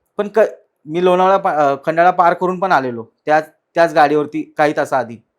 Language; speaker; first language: Marathi; native; Marathi